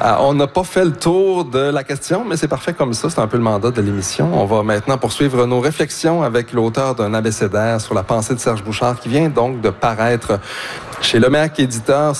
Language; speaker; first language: French; native; French